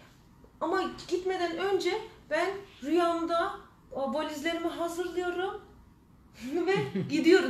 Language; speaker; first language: Turkish; early bilingual, heritage; Turkish